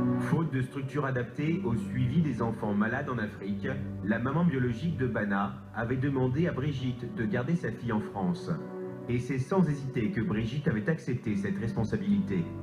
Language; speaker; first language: French; native; French